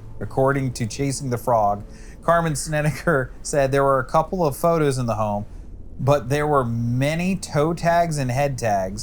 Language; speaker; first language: English; native; English